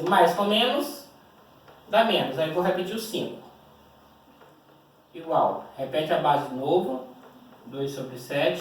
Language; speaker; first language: Portuguese; native; Portuguese